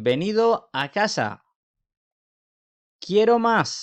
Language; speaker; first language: Spanish; non-native, fluent; Urdu